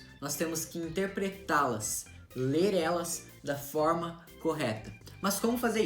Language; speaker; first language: Portuguese; native; Portuguese